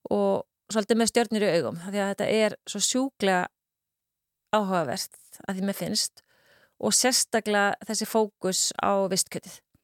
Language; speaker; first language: Icelandic; native; Icelandic